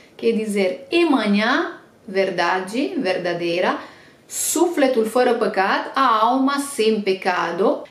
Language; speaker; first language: Portuguese; non-native, fluent; Romanian